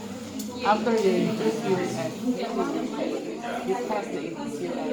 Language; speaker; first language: English; non-native, learner; Indonesian